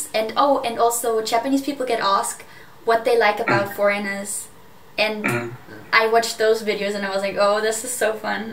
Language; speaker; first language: English; non-native, fluent; German